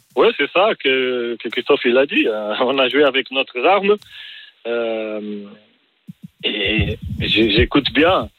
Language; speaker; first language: French; non-native, learner; Portuguese